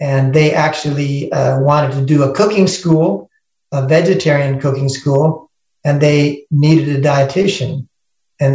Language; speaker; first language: English; native; English